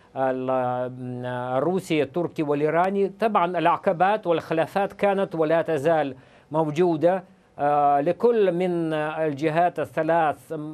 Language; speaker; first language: Arabic; non-native, fluent; Russian